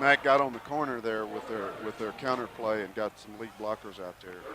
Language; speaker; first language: English; native; English